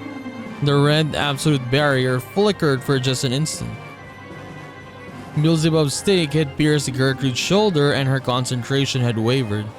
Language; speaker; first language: English; native; English